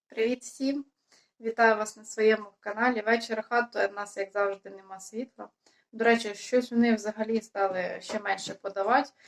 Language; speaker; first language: Ukrainian; non-native, local second language; Russian